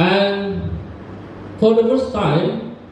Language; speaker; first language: English; non-native, learner; Indonesian